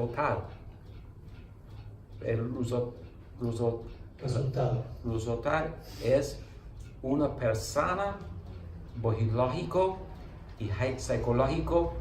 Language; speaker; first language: Spanish; non-native, learner; English